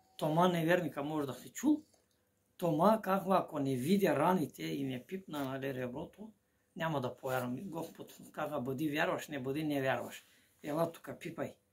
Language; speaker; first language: Bulgarian; non-native, local second language; Turkish